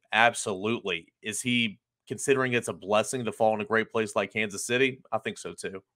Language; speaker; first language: English; native; English